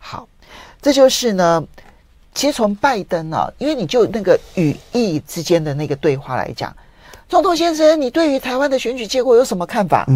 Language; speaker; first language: Chinese; native; Chinese